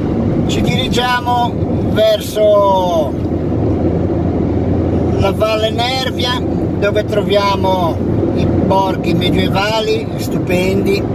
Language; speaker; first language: Italian; native; Italian